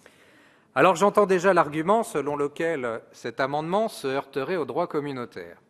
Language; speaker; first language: French; native; French